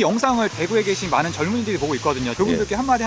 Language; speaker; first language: Korean; native; Korean